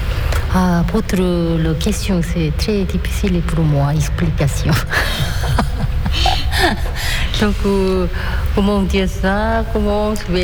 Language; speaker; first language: French; non-native, learner; Korean